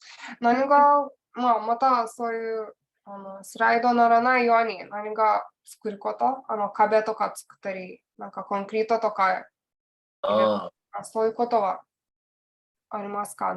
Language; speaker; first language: Japanese; non-native, learner; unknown